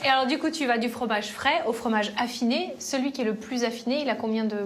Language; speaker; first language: French; native; French